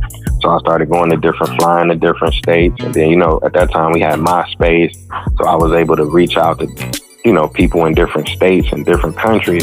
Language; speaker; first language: English; native; English